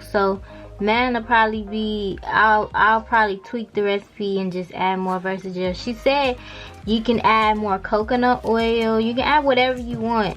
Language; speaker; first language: English; native; English